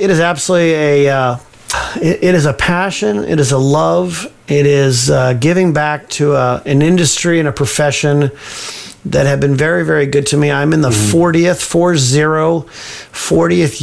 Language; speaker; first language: English; native; English